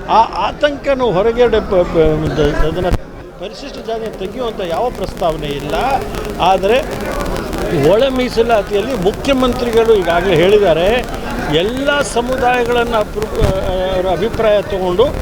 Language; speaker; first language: Kannada; non-native, local second language; Lambadi